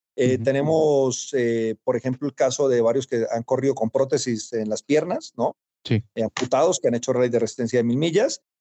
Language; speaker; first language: Spanish; native; Spanish